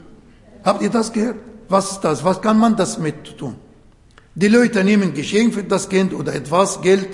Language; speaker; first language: German; non-native, fluent; Arabic